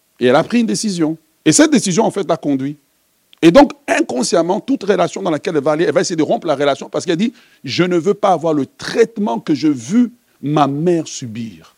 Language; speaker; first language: French; non-native, local second language; Lingala